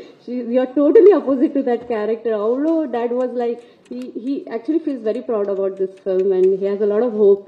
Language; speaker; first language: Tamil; non-native, learner; Marathi